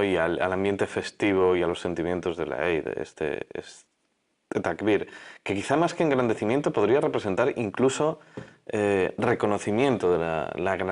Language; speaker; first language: Spanish; native; Spanish